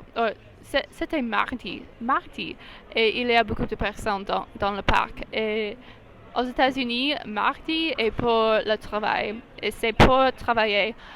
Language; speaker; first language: French; non-native, learner; English